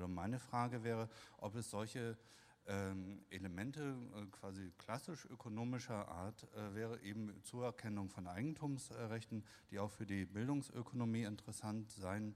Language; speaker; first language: German; native; German